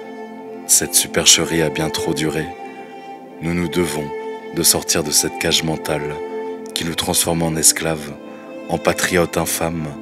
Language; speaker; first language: French; native; French